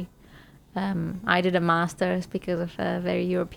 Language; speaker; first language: English; non-native, fluent; Romanian